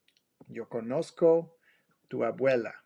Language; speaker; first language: Spanish; non-native, fluent; English